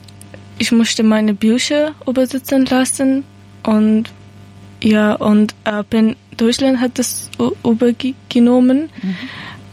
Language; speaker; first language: German; non-native, learner; Persian